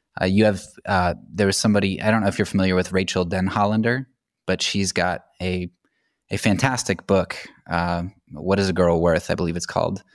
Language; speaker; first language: English; native; English